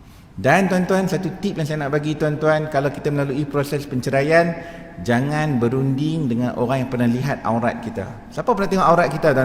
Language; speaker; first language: Malay; native; Malay